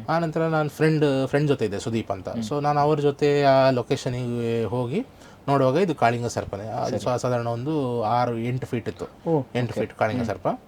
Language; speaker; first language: Kannada; non-native, local second language; Konkani